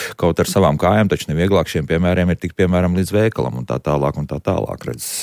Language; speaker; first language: Latvian; native; Latvian